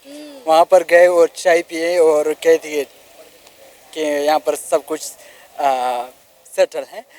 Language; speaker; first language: Hindi; non-native, local second language; Pashto